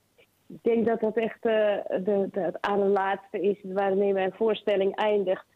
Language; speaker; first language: Dutch; non-native, fluent; Ukrainian